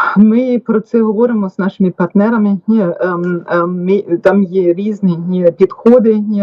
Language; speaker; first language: Ukrainian; non-native, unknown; German